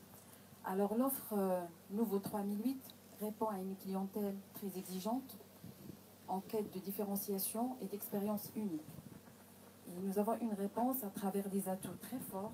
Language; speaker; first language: French; non-native, local second language; Arabic